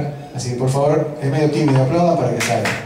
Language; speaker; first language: Spanish; native; Spanish